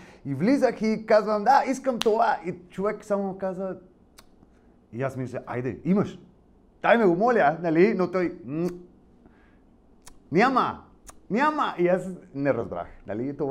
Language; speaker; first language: Bulgarian; non-native, learner; Spanish